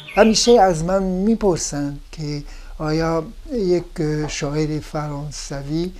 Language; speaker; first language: Persian; non-native, fluent; French